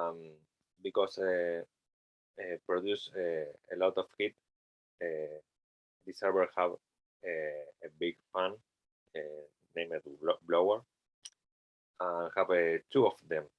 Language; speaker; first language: English; non-native, learner; Spanish